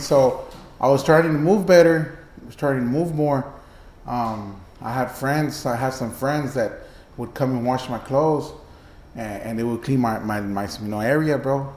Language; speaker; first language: English; early bilingual, other home language; Spanish